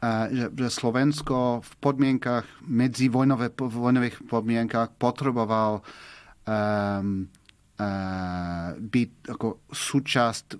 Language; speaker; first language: Slovak; non-native, fluent; English